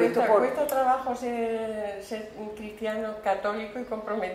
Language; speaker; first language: Spanish; native; Spanish